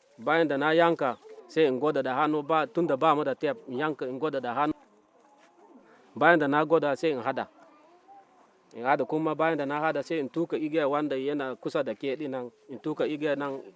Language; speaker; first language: Hausa; non-native, local second language; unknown